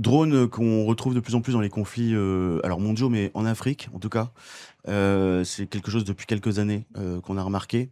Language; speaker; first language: French; native; French